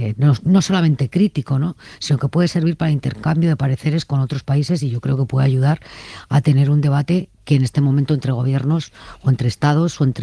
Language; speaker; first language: Spanish; native; Spanish